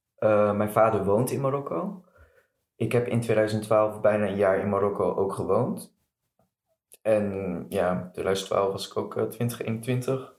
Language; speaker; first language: Dutch; early bilingual, other home language; Arabic